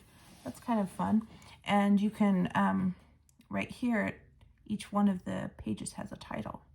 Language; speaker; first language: English; native; English